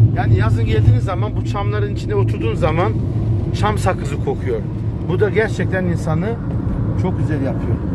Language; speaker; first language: Turkish; early bilingual, heritage; Turkish